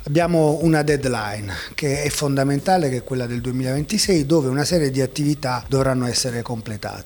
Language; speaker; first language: Italian; native; Italian